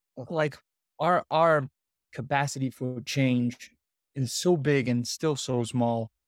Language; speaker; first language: English; non-native, fluent; Portuguese